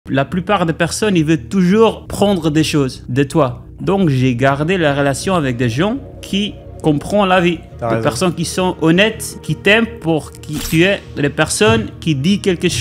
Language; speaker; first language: French; non-native, learner; Albanian